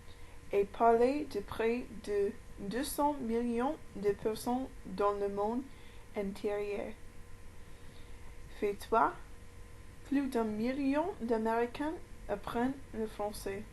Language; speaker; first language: French; non-native, learner; English